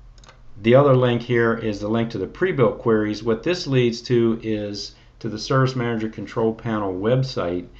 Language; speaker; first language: English; native; English